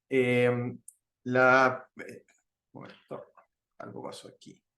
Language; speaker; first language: Spanish; native; Spanish